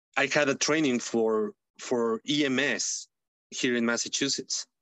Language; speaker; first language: English; non-native, fluent; Spanish